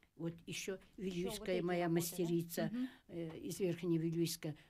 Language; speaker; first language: Russian; native; Russian